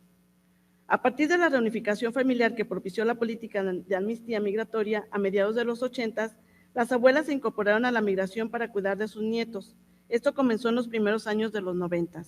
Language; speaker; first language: Spanish; native; Spanish